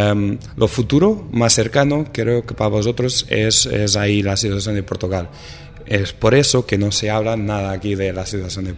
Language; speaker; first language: Spanish; non-native, fluent; Portuguese